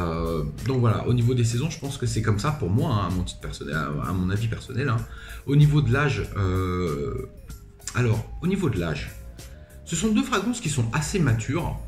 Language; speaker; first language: French; native; French